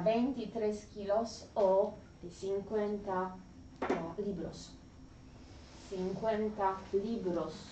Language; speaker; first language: Spanish; non-native, learner; English